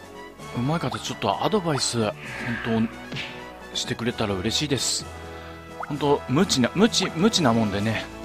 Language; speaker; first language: Japanese; native; Japanese